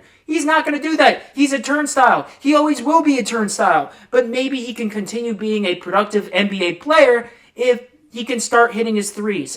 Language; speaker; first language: English; native; English